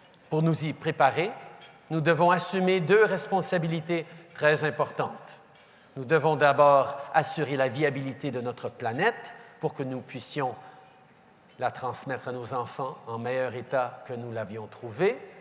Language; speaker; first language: French; early bilingual, heritage; French